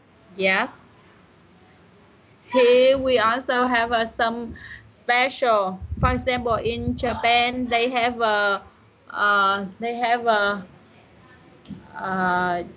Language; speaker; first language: English; non-native, learner; Vietnamese